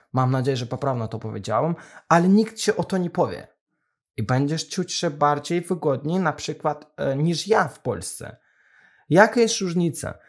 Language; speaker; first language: Polish; non-native, fluent; Azerbaijani